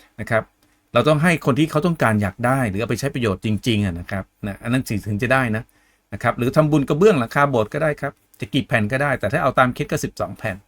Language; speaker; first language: Thai; native; Thai